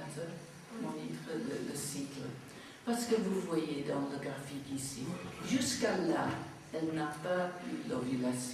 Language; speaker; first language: French; non-native, fluent; English